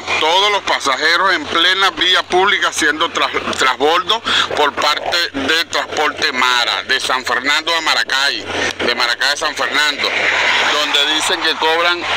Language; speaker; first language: Spanish; native; Spanish